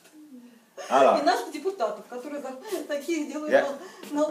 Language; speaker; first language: Italian; non-native, learner; Russian